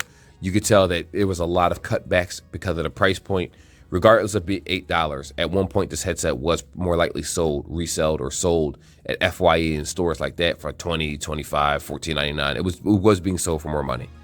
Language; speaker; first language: English; native; English